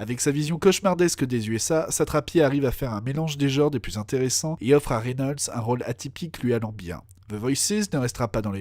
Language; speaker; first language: French; native; French